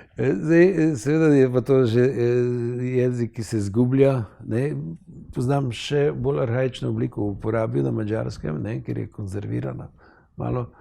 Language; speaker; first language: Slovenian; native; Slovenian